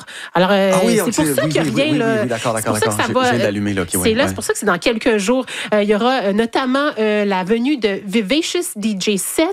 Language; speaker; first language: French; native; French